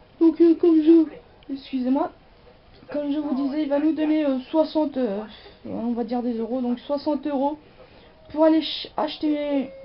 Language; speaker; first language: French; native; French